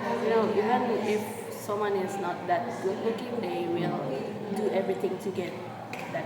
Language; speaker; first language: English; non-native, learner; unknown